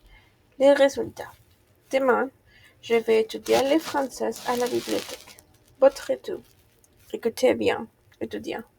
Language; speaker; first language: French; non-native, fluent; Spanish